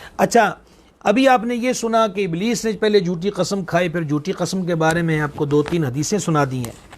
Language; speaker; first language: Urdu; non-native, local second language; Punjabi